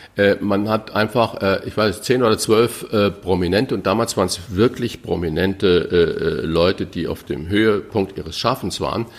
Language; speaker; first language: German; native; German